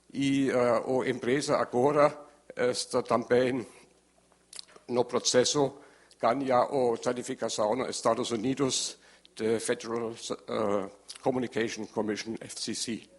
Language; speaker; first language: Portuguese; non-native, learner; German